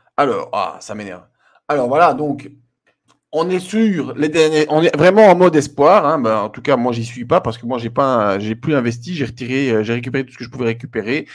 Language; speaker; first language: French; native; French